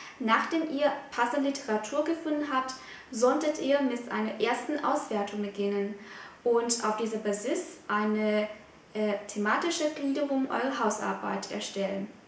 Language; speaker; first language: German; non-native, fluent; Vietnamese